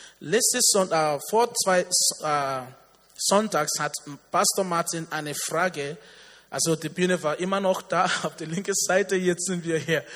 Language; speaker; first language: German; non-native, learner; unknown